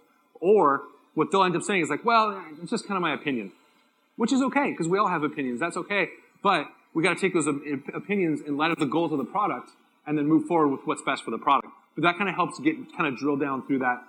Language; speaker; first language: English; native; English